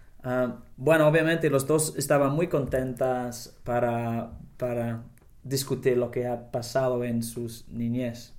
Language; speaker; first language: Spanish; non-native, learner; English